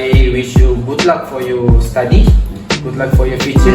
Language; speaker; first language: English; non-native, local second language; Malay